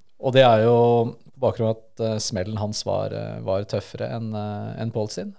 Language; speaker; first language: Norwegian; early bilingual, other home language; Spanish